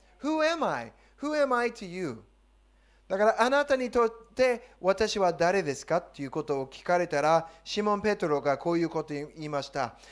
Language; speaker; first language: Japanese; non-native, fluent; English